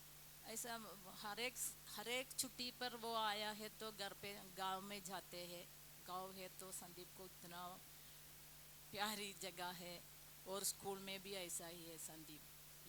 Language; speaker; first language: Hindi; non-native, local second language; Malayalam